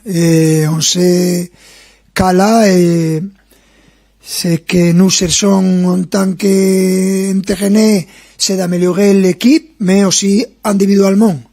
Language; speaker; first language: French; non-native, fluent; Spanish